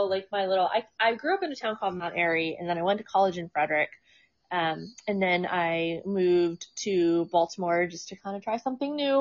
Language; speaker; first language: English; native; English